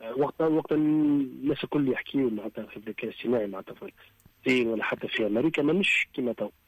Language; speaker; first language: Arabic; early bilingual, heritage; Arabic